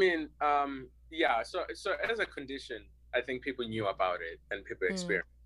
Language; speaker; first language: English; non-native, local second language; North Ndebele